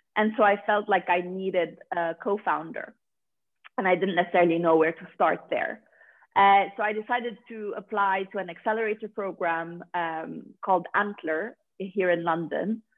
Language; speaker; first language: English; non-native, fluent; Arabic